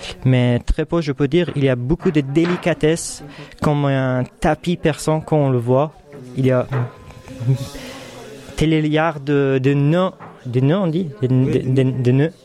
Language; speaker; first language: French; non-native, fluent; Persian